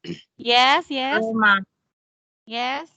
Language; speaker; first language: English; non-native, fluent; Indonesian